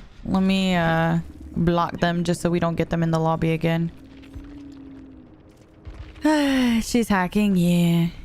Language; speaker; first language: English; early bilingual, heritage; Spanish